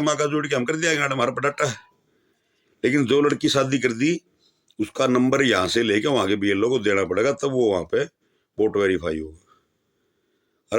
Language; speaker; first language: Hindi; native; Hindi